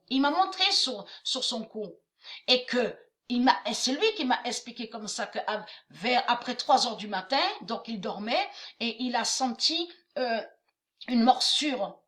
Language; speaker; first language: French; native; French